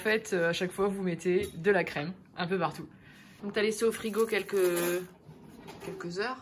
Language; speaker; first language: French; native; French